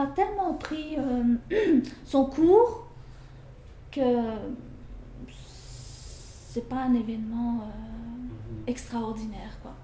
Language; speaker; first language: French; early bilingual, other home language; Turkish